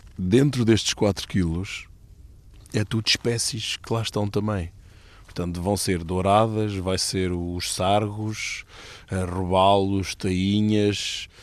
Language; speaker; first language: Portuguese; native; Portuguese